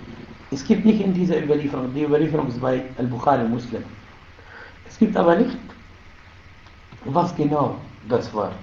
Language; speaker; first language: German; non-native, fluent; Arabic